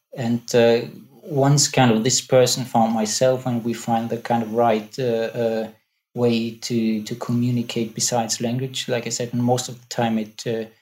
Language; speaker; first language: English; non-native, fluent; German